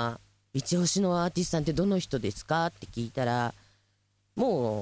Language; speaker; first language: Japanese; native; Japanese